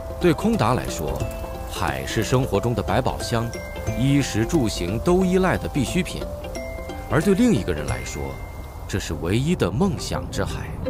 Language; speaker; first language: Chinese; native; Chinese